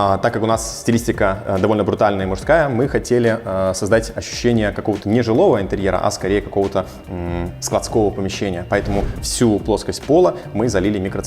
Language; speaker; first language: Russian; native; Russian